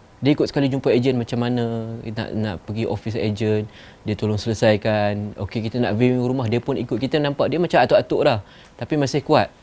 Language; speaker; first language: Malay; native; Malay